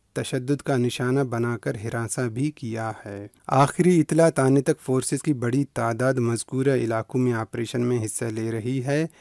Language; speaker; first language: Urdu; non-native, local second language; Baluchi